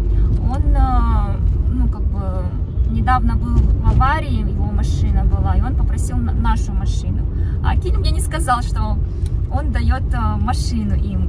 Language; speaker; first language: Russian; native; Russian